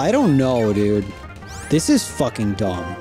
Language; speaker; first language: English; native; English